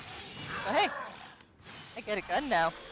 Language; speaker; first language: English; native; English